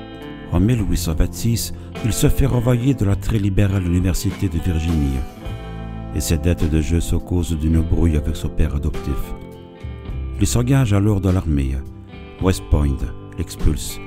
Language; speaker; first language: French; native; French